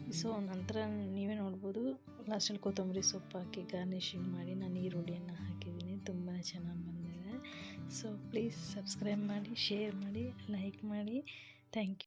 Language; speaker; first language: Kannada; native; Kannada